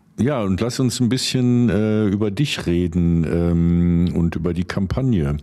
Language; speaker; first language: German; native; German